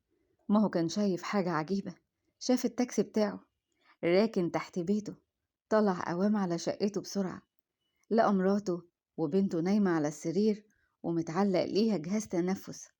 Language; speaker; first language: Arabic; native; Arabic